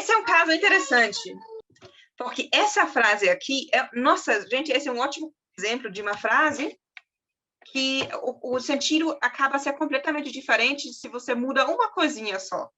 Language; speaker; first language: Portuguese; non-native, fluent; German